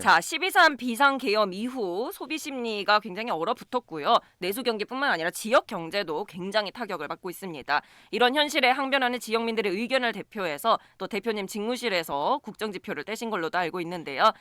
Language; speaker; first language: Korean; native; Korean